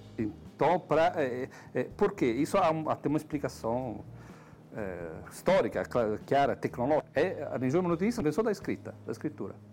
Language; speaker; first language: Portuguese; non-native, fluent; Italian